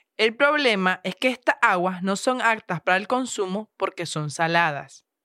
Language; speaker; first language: Spanish; native; Spanish